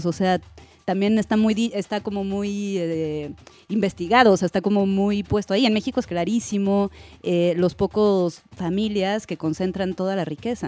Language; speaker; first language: Spanish; native; Spanish